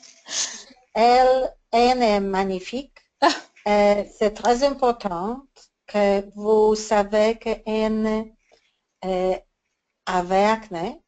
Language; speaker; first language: French; non-native, learner; English